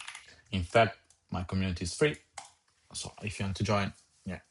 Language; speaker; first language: English; non-native, fluent; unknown